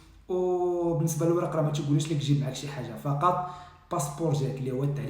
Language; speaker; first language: Arabic; native; Arabic